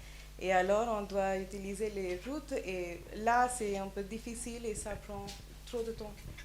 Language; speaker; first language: French; non-native, learner; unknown